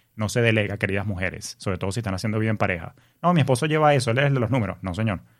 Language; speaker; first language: Spanish; native; Spanish